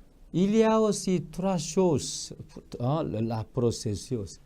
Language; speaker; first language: French; non-native, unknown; Korean